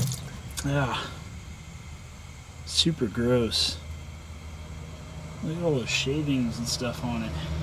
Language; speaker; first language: English; native; English